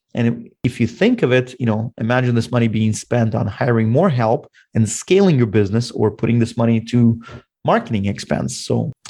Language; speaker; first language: English; non-native, fluent; Russian